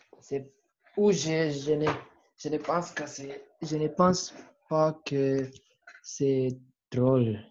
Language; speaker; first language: French; non-native, learner; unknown